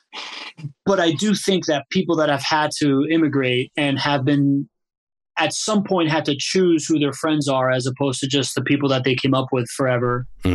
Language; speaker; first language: English; early bilingual, other home language; Spanish